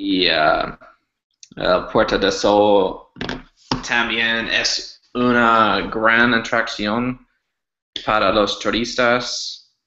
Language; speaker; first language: Spanish; non-native, learner; English